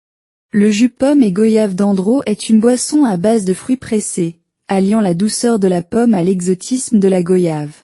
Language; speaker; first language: French; non-native, learner; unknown